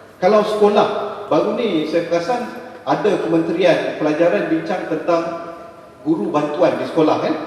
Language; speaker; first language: Malay; native; Malay